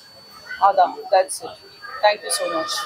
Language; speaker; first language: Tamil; non-native, fluent; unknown